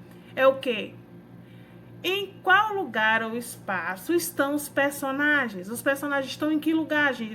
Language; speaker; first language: Portuguese; native; Portuguese